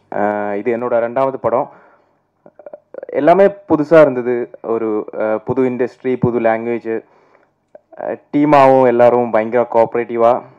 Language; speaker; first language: Tamil; non-native, local second language; Malayalam